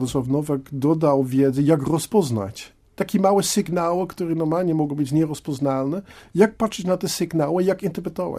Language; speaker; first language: Polish; non-native, fluent; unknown